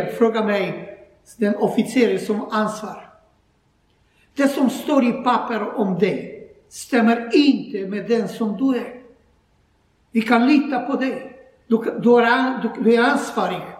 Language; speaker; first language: Swedish; non-native, learner; Croatian